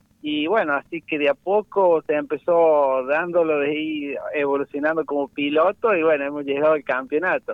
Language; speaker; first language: Spanish; native; Spanish